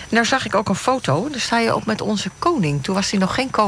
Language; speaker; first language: Dutch; native; Dutch